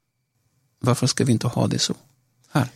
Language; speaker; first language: Swedish; non-native, local second language; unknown